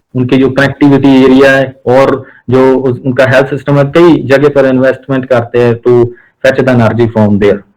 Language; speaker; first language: Hindi; non-native, local second language; Punjabi